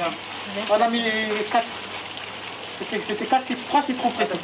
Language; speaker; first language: French; native; French